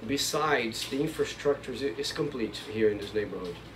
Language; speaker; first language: English; non-native, fluent; Portuguese